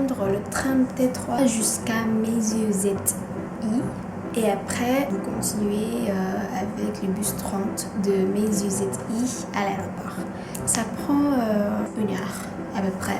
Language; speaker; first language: French; non-native, fluent; Indonesian